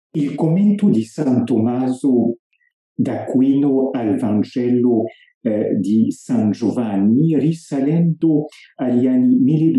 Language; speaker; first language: Italian; non-native, fluent; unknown